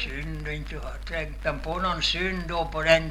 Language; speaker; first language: Swedish; native; Swedish